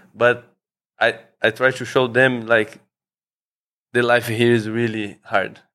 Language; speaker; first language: English; non-native, learner; Portuguese